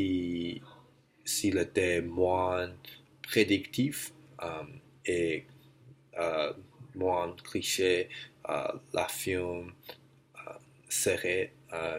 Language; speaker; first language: French; non-native, learner; English